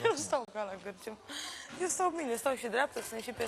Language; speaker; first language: Romanian; native; Romanian